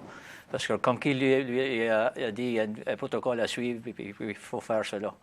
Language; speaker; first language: French; native; French